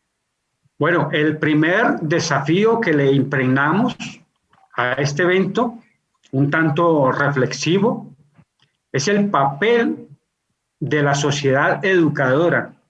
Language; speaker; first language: Spanish; native; Spanish